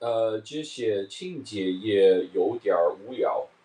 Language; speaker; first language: Chinese; non-native, learner; English